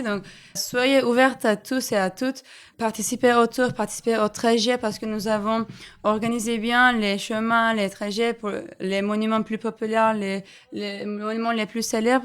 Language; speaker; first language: French; non-native, fluent; Turkish